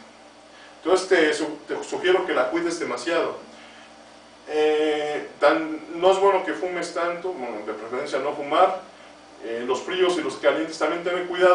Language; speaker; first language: Spanish; native; Spanish